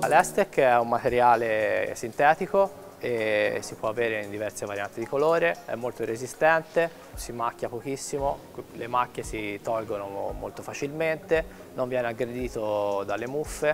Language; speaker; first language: Italian; native; Italian